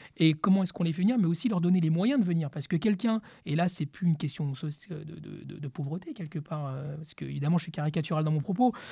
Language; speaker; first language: French; early bilingual, other home language; Spanish